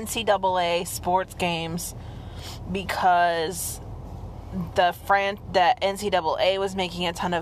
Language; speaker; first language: English; native; English